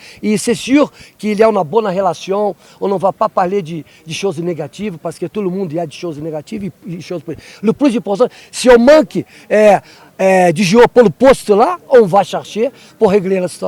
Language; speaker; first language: French; non-native, learner; Portuguese